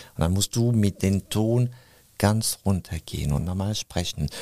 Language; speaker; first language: German; non-native, fluent; French